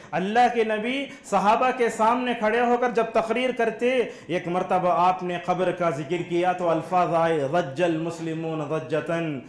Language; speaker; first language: Urdu; native; Urdu